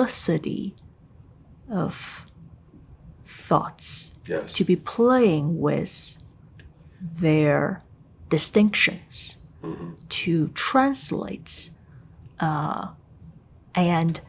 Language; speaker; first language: English; non-native, fluent; Chinese